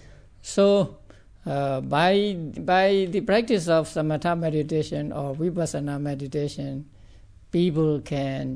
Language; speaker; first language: English; non-native, fluent; Burmese